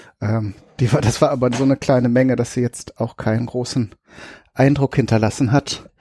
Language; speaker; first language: German; native; German